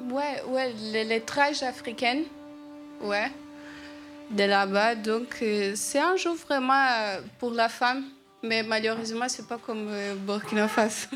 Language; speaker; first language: French; non-native, learner; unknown